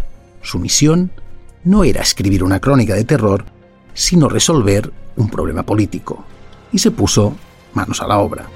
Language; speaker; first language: Spanish; native; Spanish